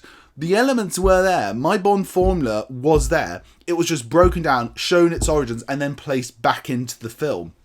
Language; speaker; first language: English; native; English